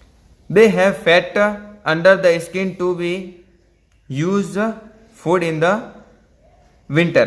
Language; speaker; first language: Hindi; native; Hindi